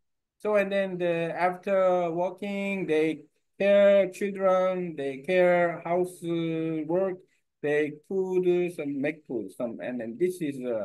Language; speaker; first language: English; non-native, learner; Korean